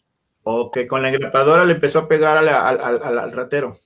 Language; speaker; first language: Spanish; native; Spanish